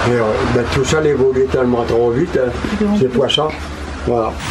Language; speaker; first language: French; non-native, local second language; Réunion Creole French